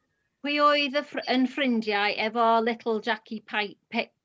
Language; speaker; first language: Welsh; non-native, learner; English